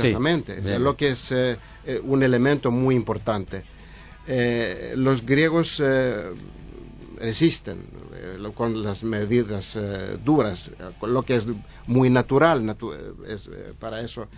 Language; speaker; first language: Spanish; non-native, learner; Greek